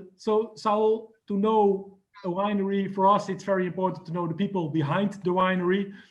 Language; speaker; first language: English; non-native, fluent; Dutch